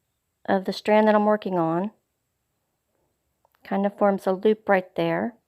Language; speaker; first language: English; native; English